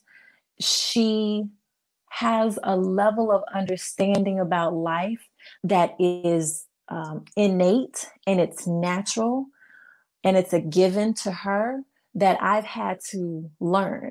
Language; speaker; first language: English; native; English